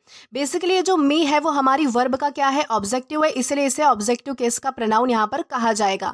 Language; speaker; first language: Hindi; native; Hindi